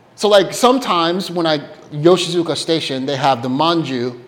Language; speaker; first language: English; native; English